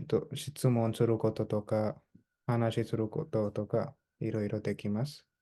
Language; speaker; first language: Japanese; non-native, fluent; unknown